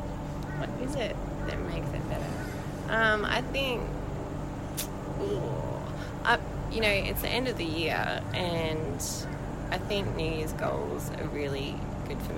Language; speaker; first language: English; native; English